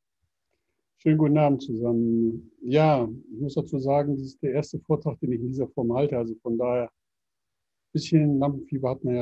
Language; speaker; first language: German; native; German